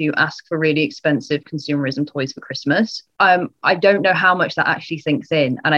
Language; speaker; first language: English; native; English